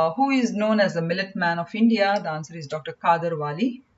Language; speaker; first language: English; non-native, local second language; Kannada